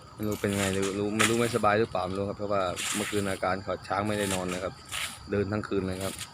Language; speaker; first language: Thai; non-native, local second language; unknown